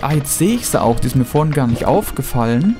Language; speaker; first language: German; native; German